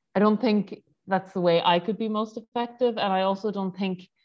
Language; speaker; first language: English; native; English